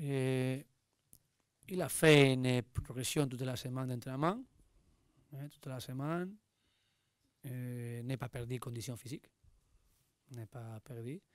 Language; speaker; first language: French; non-native, learner; Spanish